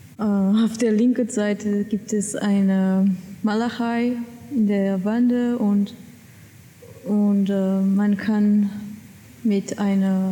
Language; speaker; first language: German; non-native, learner; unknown